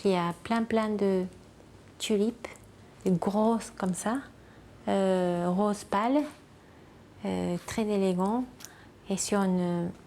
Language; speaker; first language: French; non-native, fluent; Japanese